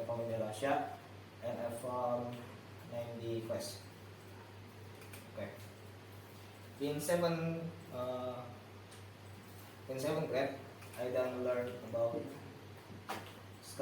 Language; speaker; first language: English; non-native, learner; Indonesian